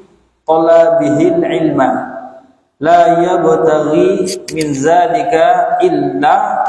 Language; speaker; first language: Arabic; non-native, fluent; Indonesian